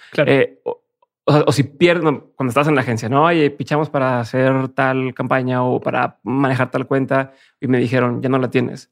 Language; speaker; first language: Spanish; native; Spanish